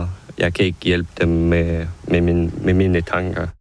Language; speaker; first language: Danish; non-native, fluent; Ukrainian